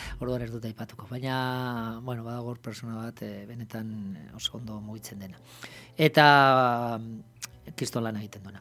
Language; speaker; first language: Basque; non-native, local second language; Spanish